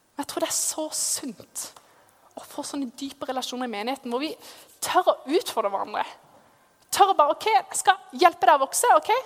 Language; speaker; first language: Norwegian; native; Norwegian